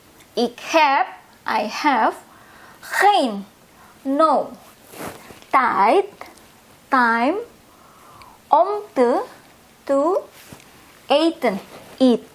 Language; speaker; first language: Dutch; non-native, fluent; Indonesian